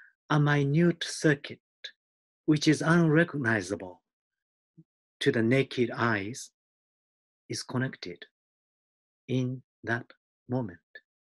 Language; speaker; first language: English; non-native, fluent; Japanese